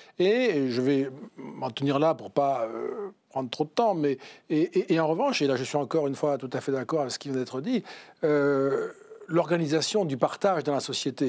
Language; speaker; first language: French; native; French